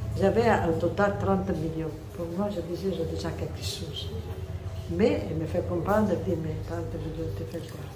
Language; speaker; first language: French; non-native, fluent; Italian